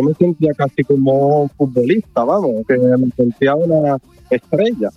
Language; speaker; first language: Spanish; non-native, fluent; Italian